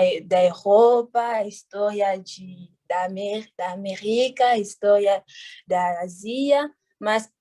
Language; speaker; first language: Portuguese; non-native, fluent; French